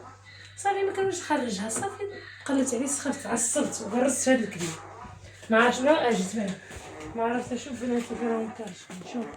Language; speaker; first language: Arabic; native; Arabic